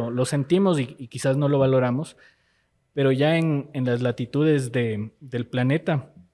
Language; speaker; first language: Spanish; native; Spanish